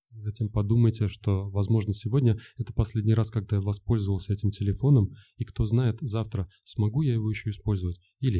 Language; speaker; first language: Russian; native; Russian